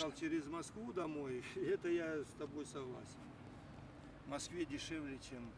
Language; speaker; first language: Russian; native; Russian